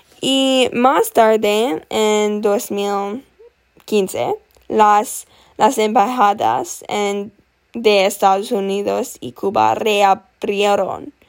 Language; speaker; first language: Spanish; non-native, learner; English